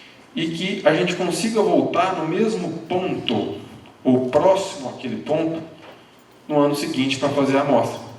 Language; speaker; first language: Portuguese; native; Portuguese